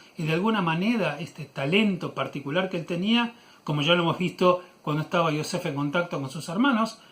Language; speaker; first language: Spanish; native; Spanish